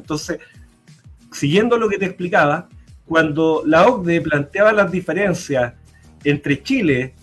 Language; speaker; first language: Spanish; native; Spanish